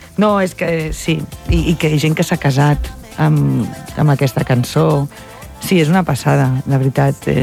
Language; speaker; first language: Catalan; non-native, local second language; Spanish